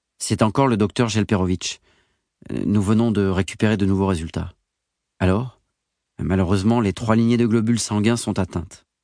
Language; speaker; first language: French; native; French